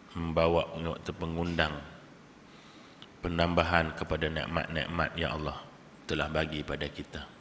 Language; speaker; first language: Malay; native; Malay